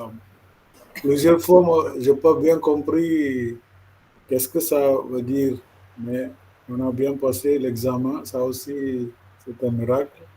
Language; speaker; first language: French; non-native, local second language; English